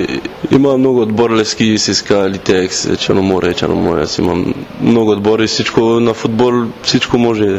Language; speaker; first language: Bulgarian; non-native, learner; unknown